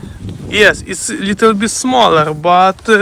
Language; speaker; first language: English; non-native, learner; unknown